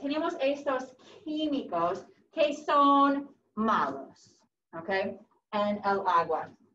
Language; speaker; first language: Spanish; non-native, fluent; English